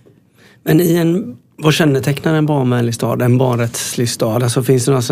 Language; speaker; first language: Swedish; native; Swedish